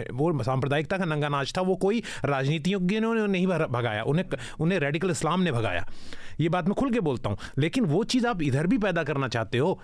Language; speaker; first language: Hindi; native; Hindi